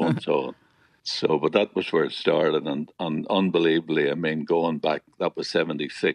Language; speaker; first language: English; native; English